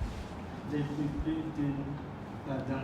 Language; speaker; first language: French; non-native, learner; Khmer